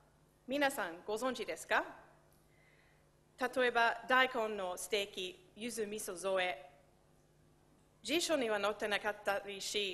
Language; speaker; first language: Japanese; non-native, fluent; English